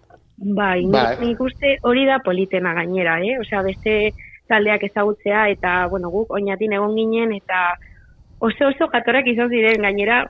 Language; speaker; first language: Basque; non-native, local second language; Spanish